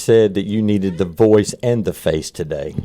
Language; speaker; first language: English; native; English